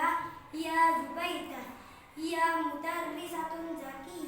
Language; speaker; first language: Arabic; non-native, learner; Indonesian